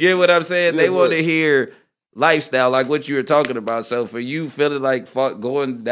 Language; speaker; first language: English; native; English